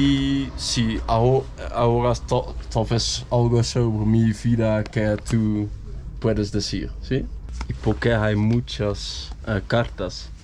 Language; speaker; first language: Spanish; non-native, learner; Dutch